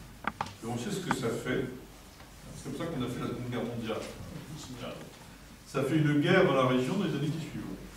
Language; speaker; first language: French; native; French